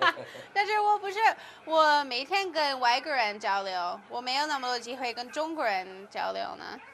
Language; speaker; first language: Chinese; non-native, learner; English